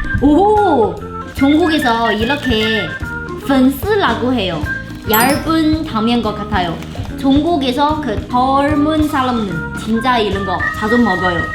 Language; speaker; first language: Korean; non-native, learner; Chinese